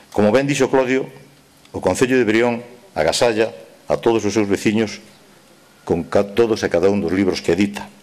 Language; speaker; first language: Galician; native; Galician